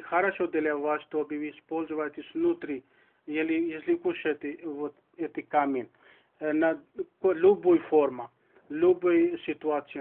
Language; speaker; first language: Russian; non-native, learner; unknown